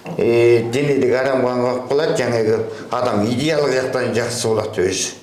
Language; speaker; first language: Kazakh; early bilingual, heritage; Kazakh